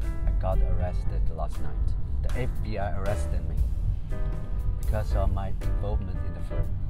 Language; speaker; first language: English; non-native, fluent; Chinese